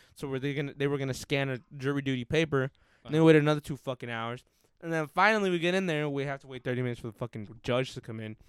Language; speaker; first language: English; early bilingual, other home language; Spanish